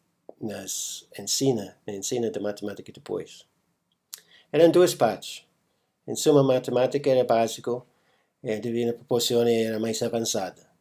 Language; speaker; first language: Portuguese; non-native, fluent; English